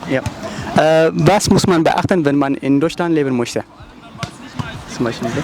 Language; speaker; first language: German; non-native, learner; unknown